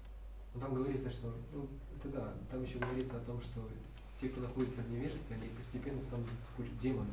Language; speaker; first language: Russian; native; Russian